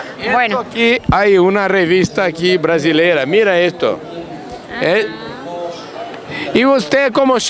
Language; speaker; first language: Spanish; non-native, learner; Portuguese